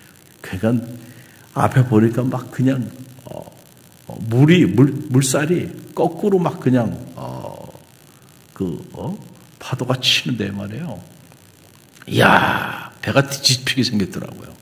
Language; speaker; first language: Korean; native; Korean